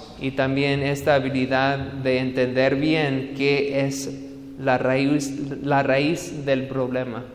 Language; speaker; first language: Spanish; non-native, fluent; English